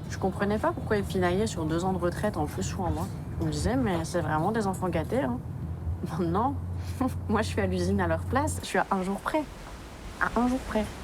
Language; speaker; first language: French; native; French